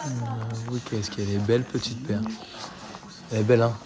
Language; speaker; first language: French; native; French